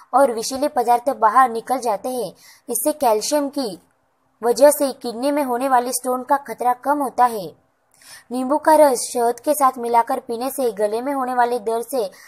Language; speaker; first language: Hindi; non-native, local second language; Marathi